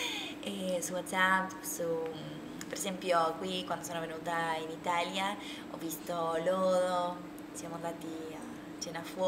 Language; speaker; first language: Italian; non-native, learner; Spanish